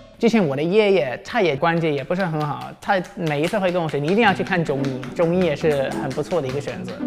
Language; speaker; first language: Chinese; non-native, fluent; English